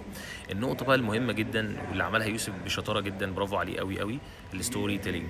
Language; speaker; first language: Arabic; native; Arabic